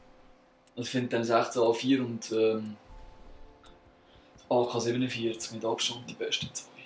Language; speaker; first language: German; native; German